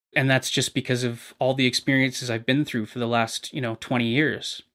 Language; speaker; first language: English; native; English